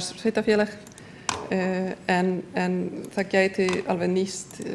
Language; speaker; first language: Icelandic; non-native, fluent; Polish